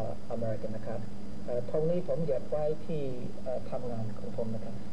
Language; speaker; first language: Thai; non-native, fluent; English